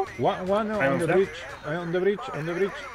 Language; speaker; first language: English; non-native, learner; Spanish